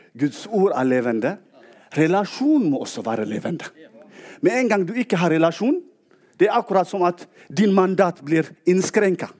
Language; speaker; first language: Norwegian; non-native, fluent; Tigrinya